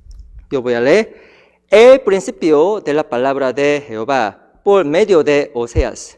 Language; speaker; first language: Spanish; non-native, fluent; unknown